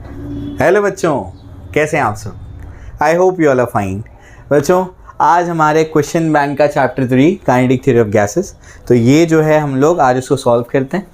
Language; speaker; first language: Hindi; native; Hindi